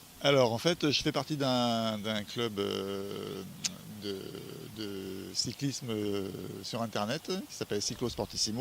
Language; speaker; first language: French; native; French